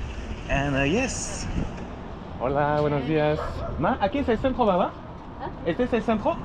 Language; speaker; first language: Spanish; non-native, learner; French